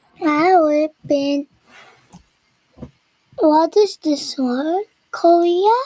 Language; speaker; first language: English; non-native, learner; Korean